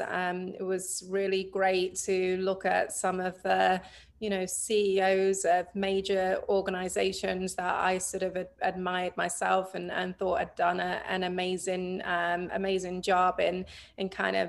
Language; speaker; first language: English; native; English